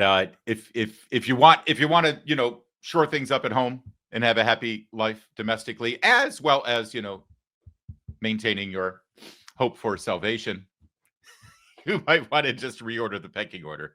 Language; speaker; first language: English; native; English